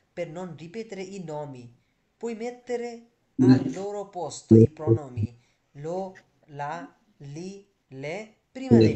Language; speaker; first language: Italian; non-native, fluent; Bangla